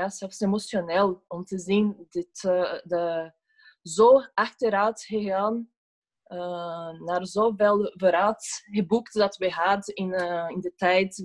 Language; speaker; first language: Dutch; non-native, fluent; Portuguese